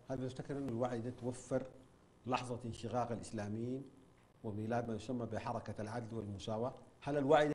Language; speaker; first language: Arabic; native; Arabic